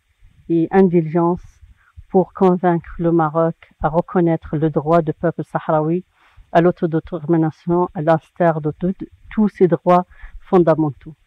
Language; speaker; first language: French; non-native, local second language; Arabic